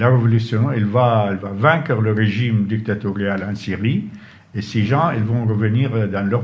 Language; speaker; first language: French; non-native, fluent; Arabic